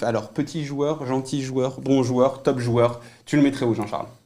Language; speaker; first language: French; native; French